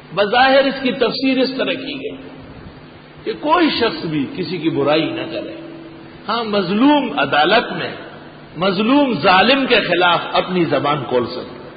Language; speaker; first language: Urdu; non-native, local second language; Pashto